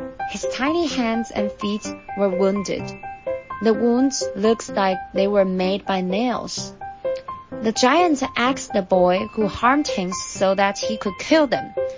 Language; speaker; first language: English; non-native, fluent; Chinese